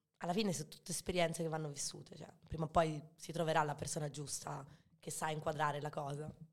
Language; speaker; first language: Italian; early bilingual, other home language; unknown